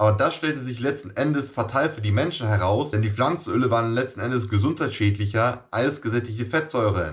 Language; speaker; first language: German; native; German